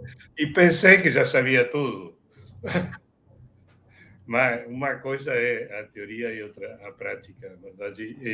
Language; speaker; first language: Portuguese; non-native, fluent; Spanish